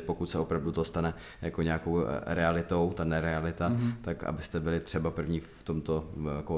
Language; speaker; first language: Czech; native; Czech